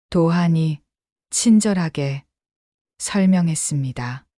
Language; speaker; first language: Korean; native; Korean